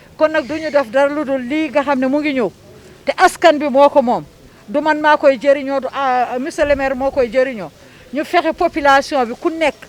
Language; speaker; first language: Wolof; native; Wolof